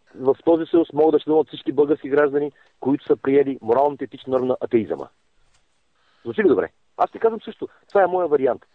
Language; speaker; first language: Bulgarian; non-native, local second language; Turkish